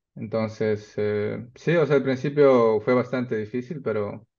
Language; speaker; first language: Spanish; native; Spanish